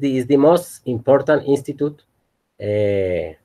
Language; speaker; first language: English; non-native, learner; Spanish